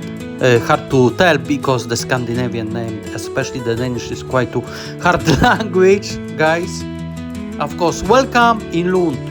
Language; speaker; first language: English; non-native, learner; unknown